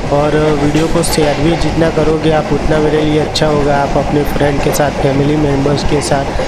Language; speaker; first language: Hindi; non-native, local second language; Gujarati